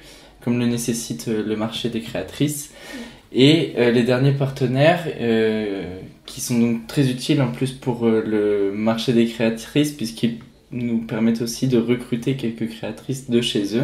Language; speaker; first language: French; native; French